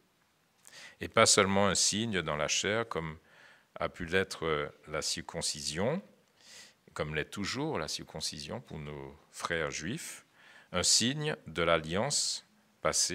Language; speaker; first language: French; native; French